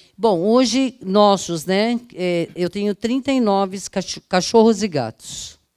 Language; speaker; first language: Portuguese; early bilingual, other home language; Italian